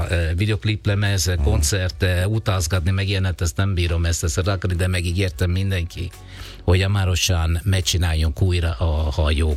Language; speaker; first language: Hungarian; non-native, learner; Italian